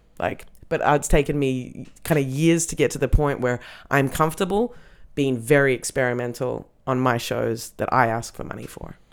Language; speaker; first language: English; native; English